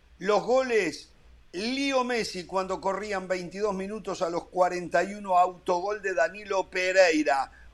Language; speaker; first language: Spanish; native; Spanish